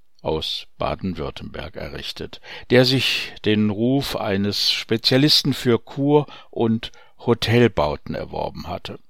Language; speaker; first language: German; native; German